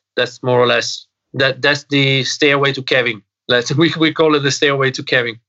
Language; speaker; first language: English; non-native, fluent; Italian